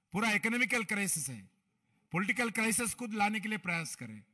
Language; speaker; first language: Hindi; non-native, local second language; Telugu